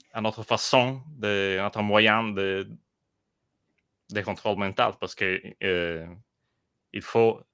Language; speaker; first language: French; non-native, learner; Italian